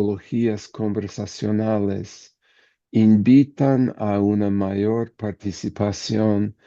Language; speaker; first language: Spanish; non-native, fluent; English